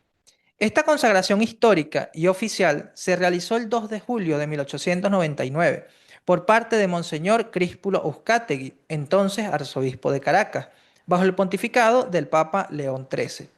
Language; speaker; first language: Spanish; native; Spanish